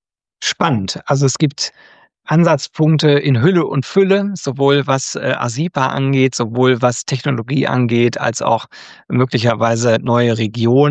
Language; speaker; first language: German; native; German